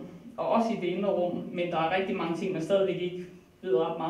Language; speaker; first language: Danish; native; Danish